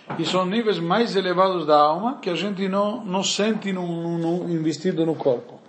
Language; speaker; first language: Portuguese; non-native, fluent; Spanish